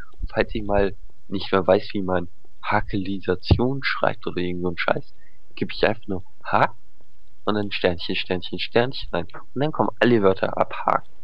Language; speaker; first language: German; native; German